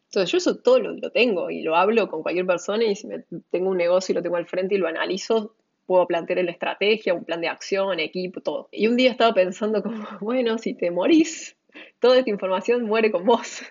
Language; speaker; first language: Spanish; native; Spanish